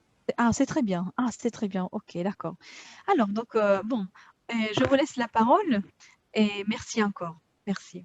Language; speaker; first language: French; non-native, fluent; Turkish